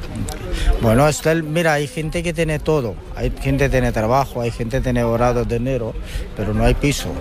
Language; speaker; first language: Spanish; non-native, learner; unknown